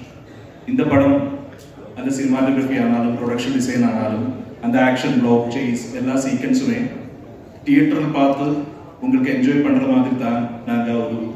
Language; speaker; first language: Tamil; non-native, learner; Malayalam